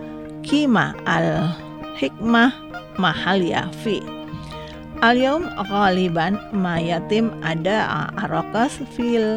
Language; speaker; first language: Arabic; non-native, fluent; Indonesian